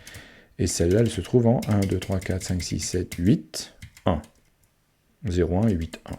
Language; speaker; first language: French; native; French